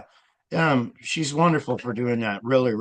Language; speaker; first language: English; native; English